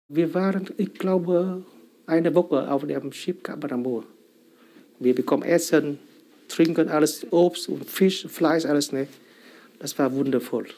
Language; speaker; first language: German; non-native, learner; Vietnamese